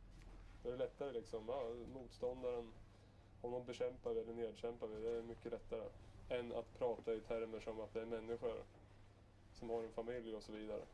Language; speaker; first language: Swedish; native; Swedish